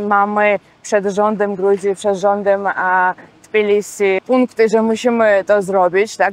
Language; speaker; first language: Polish; non-native, fluent; Georgian